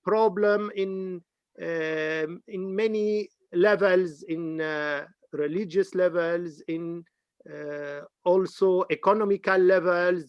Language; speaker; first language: English; non-native, fluent; Arabic